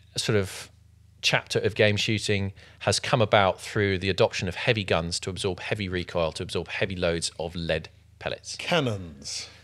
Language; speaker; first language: English; native; English